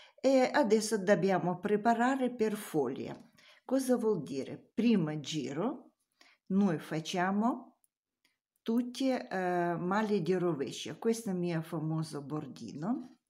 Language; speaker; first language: Italian; non-native, learner; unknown